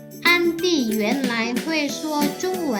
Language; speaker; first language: Chinese; non-native, fluent; Indonesian